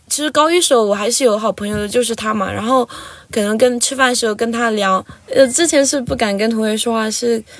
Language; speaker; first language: Chinese; non-native, local second language; Tibetan